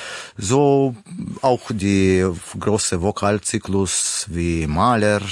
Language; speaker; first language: German; non-native, learner; Russian